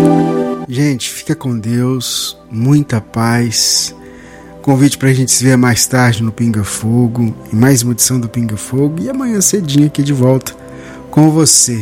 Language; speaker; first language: Portuguese; native; Portuguese